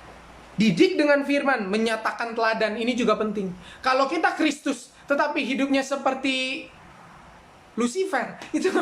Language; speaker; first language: Indonesian; native; Indonesian